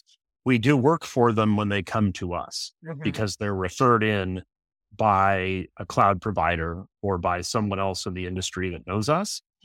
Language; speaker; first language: English; native; English